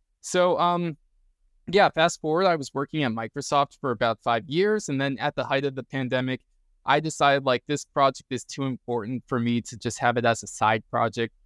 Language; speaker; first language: English; native; English